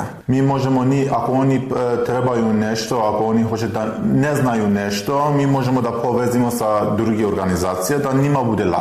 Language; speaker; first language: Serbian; non-native, learner; Persian